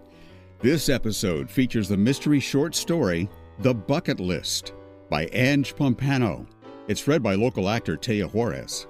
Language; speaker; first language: English; native; English